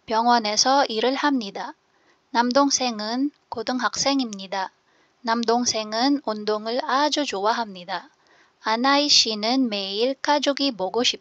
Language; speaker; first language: Korean; non-native, fluent; Filipino